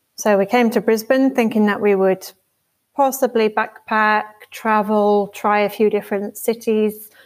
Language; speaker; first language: English; native; English